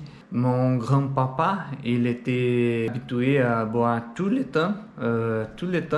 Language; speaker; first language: French; non-native, learner; Portuguese